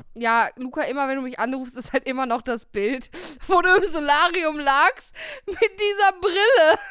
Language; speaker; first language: German; native; German